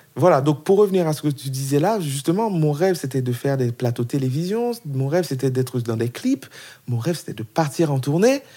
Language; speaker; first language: French; non-native, local second language; Haitian Creole